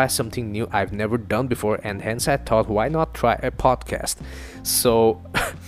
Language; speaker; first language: English; non-native, local second language; Assamese